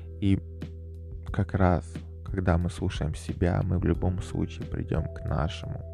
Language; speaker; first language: Russian; native; Russian